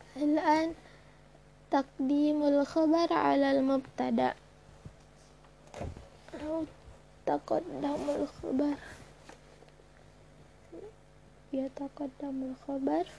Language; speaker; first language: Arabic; non-native, learner; Indonesian